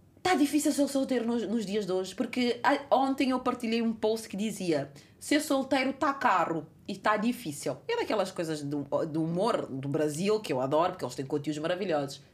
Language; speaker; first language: Portuguese; non-native, local second language; Kabuverdianu